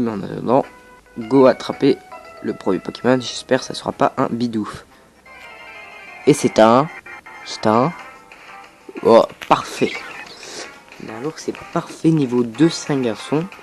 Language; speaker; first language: French; native; French